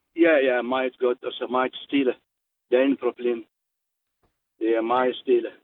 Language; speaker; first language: Danish; non-native, learner; Arabic